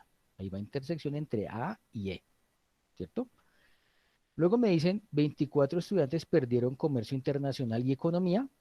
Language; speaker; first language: Spanish; native; Spanish